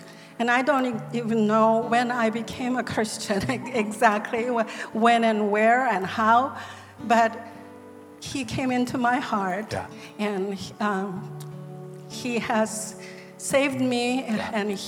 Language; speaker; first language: English; non-native, fluent; Korean